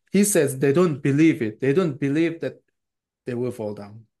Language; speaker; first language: English; non-native, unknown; Korean